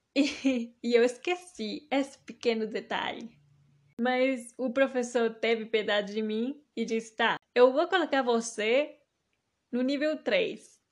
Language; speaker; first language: Portuguese; early bilingual, heritage; Portuguese